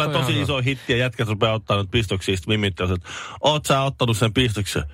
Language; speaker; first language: Finnish; native; Finnish